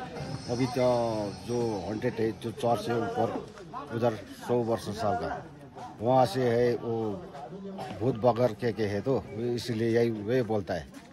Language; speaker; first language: Hindi; non-native, local second language; Nepali